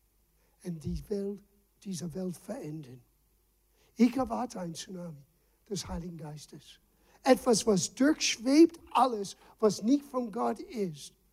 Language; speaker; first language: German; non-native, fluent; English